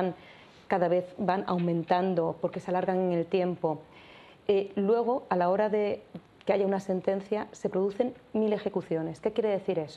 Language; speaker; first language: Spanish; native; Spanish